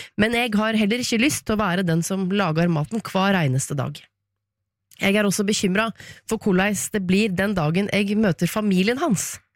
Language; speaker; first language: Norwegian; native; Norwegian